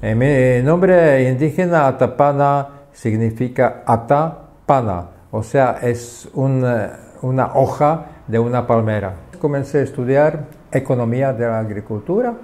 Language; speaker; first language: Spanish; non-native, fluent; Czech